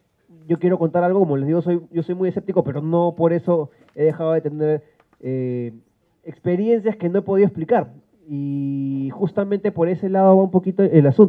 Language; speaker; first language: Spanish; native; Spanish